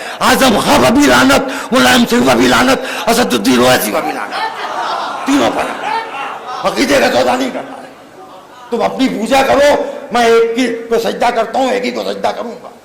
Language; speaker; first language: Urdu; native; Urdu